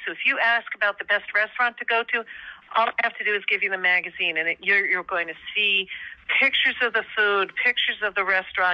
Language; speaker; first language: English; native; English